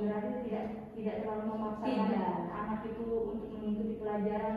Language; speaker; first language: Indonesian; native; Indonesian